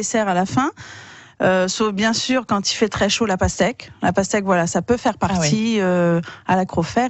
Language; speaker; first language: French; native; French